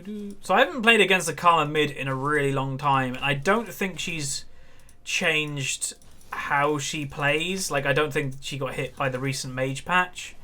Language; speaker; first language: English; native; English